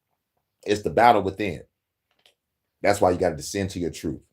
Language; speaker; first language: English; native; English